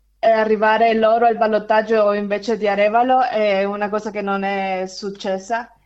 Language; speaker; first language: Italian; non-native, fluent; Spanish